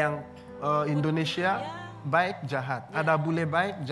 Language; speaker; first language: Indonesian; non-native, fluent; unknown